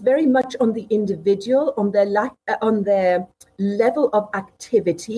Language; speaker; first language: English; native; English